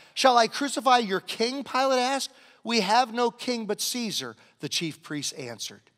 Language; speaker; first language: English; native; English